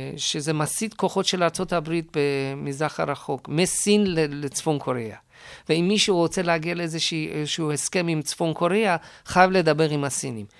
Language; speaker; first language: Hebrew; non-native, fluent; Persian